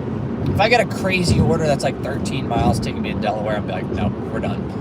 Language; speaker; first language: English; native; English